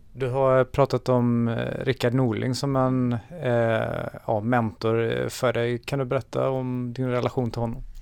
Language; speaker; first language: Swedish; native; Swedish